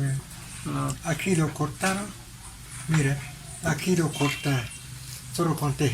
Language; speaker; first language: Spanish; non-native, local second language; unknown